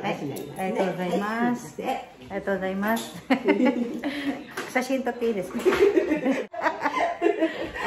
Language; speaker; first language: Japanese; non-native, learner; Filipino